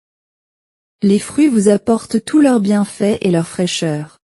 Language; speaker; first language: French; non-native, learner; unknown